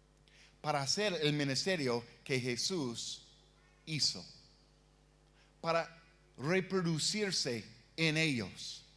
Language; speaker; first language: Spanish; non-native, fluent; English